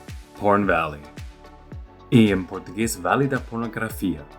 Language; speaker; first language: Portuguese; non-native, fluent; English